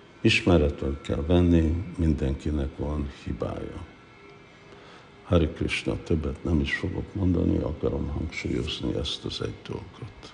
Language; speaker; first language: Hungarian; early bilingual, heritage; Hungarian